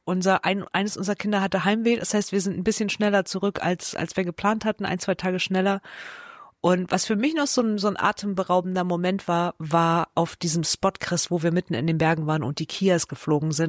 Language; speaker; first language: German; native; German